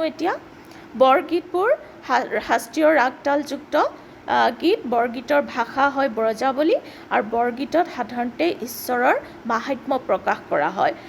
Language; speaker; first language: Assamese; native; Assamese